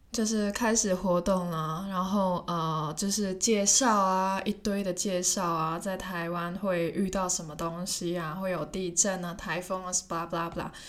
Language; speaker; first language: Chinese; non-native, local second language; Cantonese